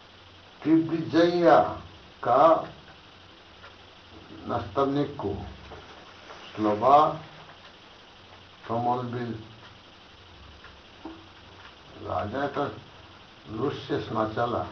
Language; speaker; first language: Russian; non-native, learner; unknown